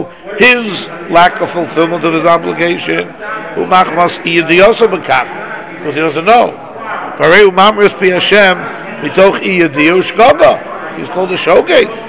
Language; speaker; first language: English; native; English